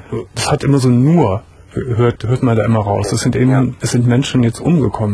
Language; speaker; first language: German; native; German